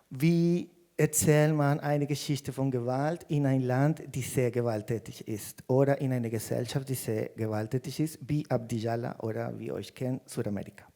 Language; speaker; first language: German; non-native, fluent; Spanish